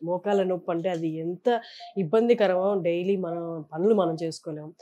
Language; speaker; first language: Telugu; native; Telugu